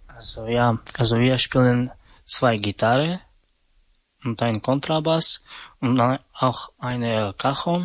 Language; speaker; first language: German; non-native, learner; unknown